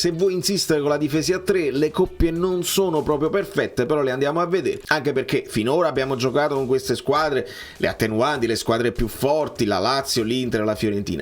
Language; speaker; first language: Italian; native; Italian